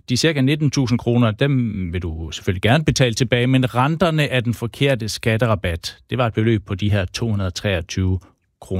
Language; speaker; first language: Danish; native; Danish